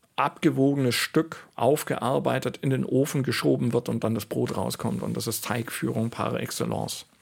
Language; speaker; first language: German; native; German